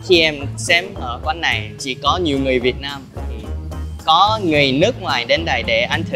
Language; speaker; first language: Vietnamese; early bilingual, other home language; Korean